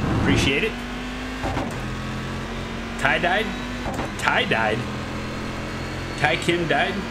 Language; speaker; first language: English; native; English